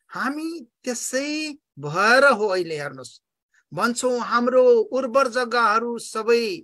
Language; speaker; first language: Nepali; non-native, local second language; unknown